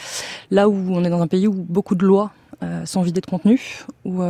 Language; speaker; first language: French; native; French